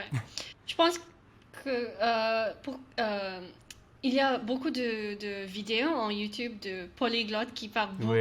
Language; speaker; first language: French; non-native, learner; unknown